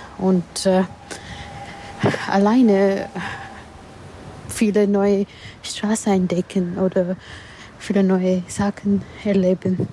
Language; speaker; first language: German; non-native, learner; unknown